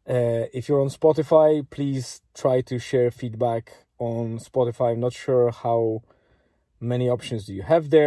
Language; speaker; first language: English; non-native, fluent; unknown